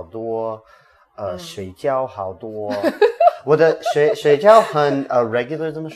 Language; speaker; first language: Chinese; non-native, learner; English